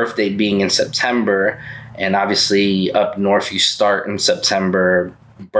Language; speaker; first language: English; early bilingual, other home language; Spanish